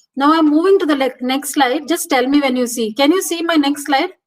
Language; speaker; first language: English; non-native, local second language; Kannada